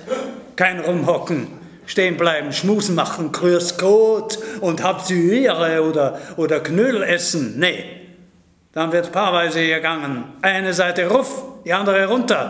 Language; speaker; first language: German; native; German